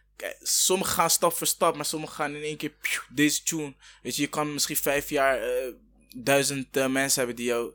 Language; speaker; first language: Dutch; early bilingual, other home language; Kinyarwanda